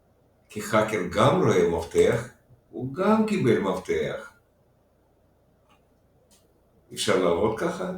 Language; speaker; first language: Hebrew; non-native, fluent; Russian